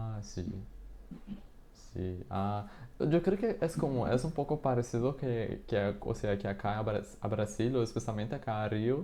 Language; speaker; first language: Spanish; non-native, fluent; Portuguese